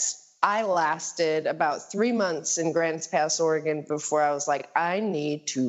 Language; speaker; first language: English; native; English